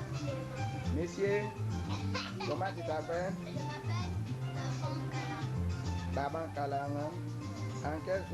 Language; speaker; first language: French; non-native, local second language; Swahili